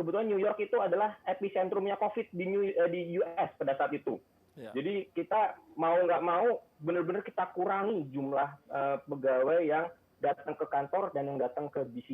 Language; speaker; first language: Indonesian; native; Indonesian